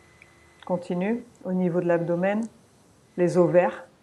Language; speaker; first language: French; native; French